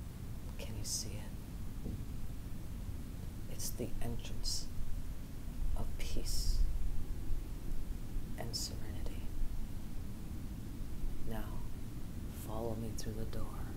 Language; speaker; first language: English; native; English